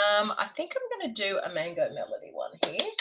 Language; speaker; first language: English; native; English